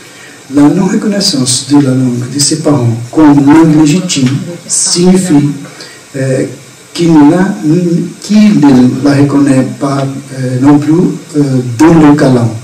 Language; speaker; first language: French; non-native, fluent; Portuguese